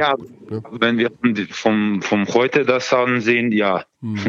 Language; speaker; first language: German; non-native, learner; Croatian